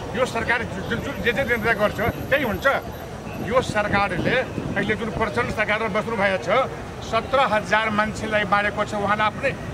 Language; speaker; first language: Nepali; non-native, local second language; Maithili